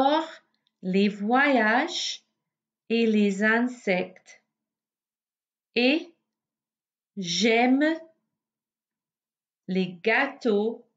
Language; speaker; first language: French; non-native, fluent; English